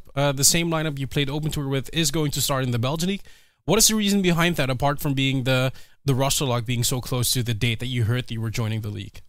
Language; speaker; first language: English; non-native, fluent; Dutch